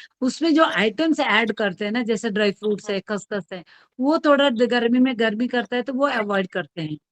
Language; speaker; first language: Hindi; non-native, local second language; Telugu